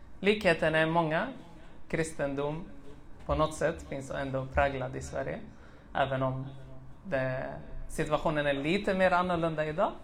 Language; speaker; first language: Swedish; early bilingual, other home language; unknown